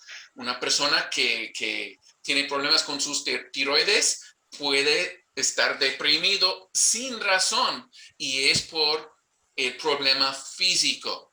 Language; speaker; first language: Spanish; non-native, fluent; English